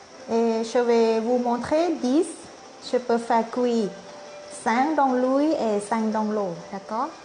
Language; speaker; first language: French; non-native, learner; Thai